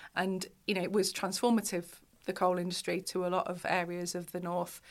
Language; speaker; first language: English; native; English